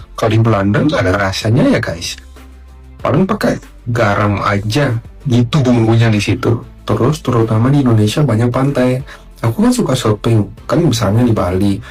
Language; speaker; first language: Indonesian; non-native, fluent; Dutch